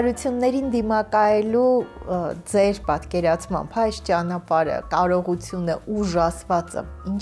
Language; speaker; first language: Armenian; native; Armenian